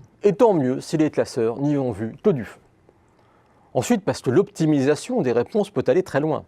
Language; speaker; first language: French; native; French